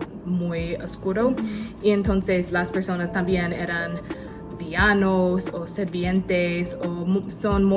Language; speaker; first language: Spanish; non-native, learner; English